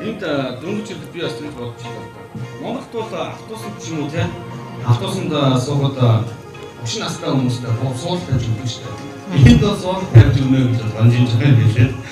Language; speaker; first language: Mongolian; native; Mongolian